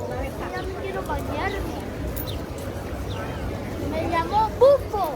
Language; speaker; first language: Spanish; early bilingual, other home language; Filipino